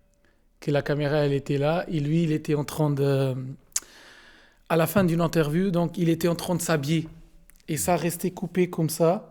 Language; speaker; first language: French; non-native, learner; Portuguese